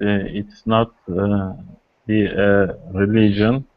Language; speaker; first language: English; non-native, learner; Kurdish